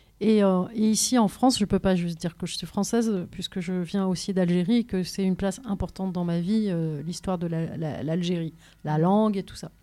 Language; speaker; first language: French; early bilingual, other home language; Kabyle